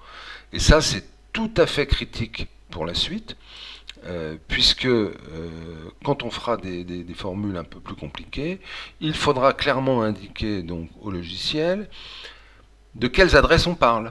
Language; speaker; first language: French; native; French